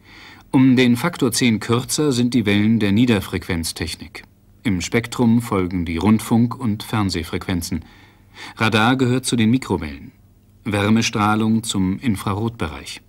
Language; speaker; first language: German; native; German